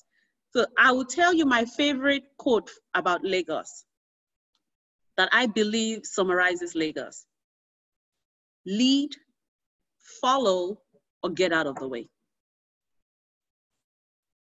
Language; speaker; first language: English; non-native, local second language; Yoruba